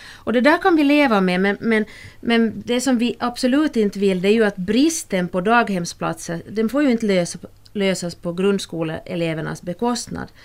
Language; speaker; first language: Swedish; native; Swedish